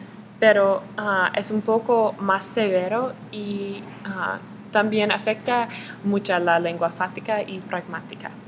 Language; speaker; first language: Spanish; non-native, learner; English